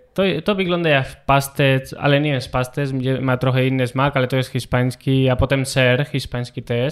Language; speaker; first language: Polish; non-native, learner; Spanish